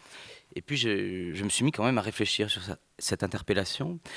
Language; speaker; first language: French; native; French